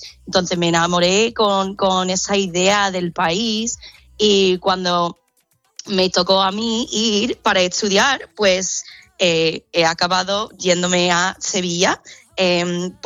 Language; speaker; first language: Spanish; non-native, fluent; English